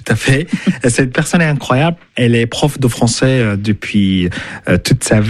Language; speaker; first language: French; non-native, fluent; Arabic